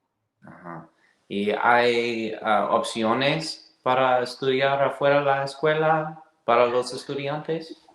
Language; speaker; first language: Spanish; non-native, learner; English